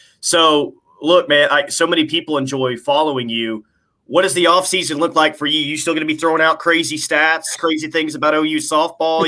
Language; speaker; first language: English; native; English